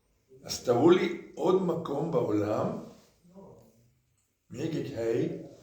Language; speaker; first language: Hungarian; early bilingual, heritage; Hungarian